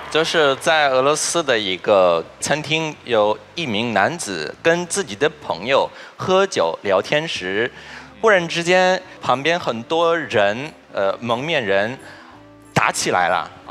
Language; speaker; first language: Chinese; non-native, fluent; Russian